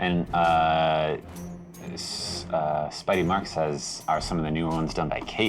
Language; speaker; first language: English; native; English